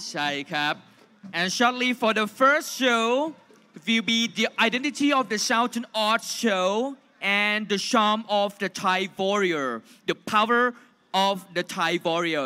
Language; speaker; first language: English; non-native, fluent; Thai